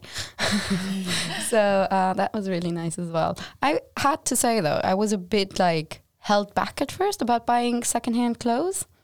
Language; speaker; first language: English; non-native, fluent; German